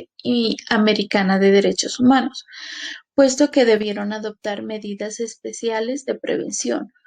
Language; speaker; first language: Spanish; native; Spanish